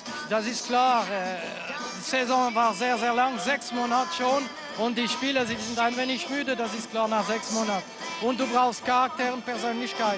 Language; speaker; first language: German; non-native, local second language; French